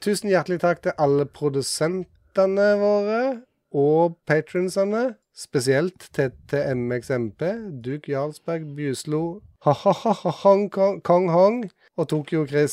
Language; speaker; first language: Norwegian; native; Norwegian